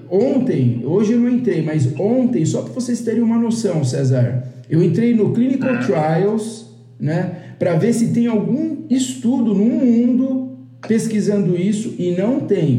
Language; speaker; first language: Portuguese; native; Portuguese